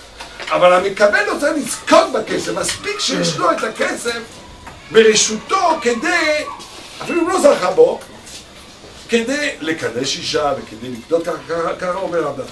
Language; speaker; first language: Hebrew; non-native, fluent; French